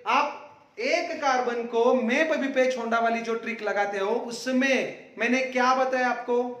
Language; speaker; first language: Hindi; non-native, local second language; Marathi